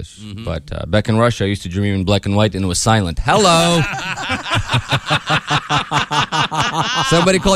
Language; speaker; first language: English; non-native, fluent; Ukrainian